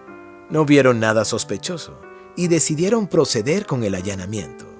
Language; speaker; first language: Spanish; native; Spanish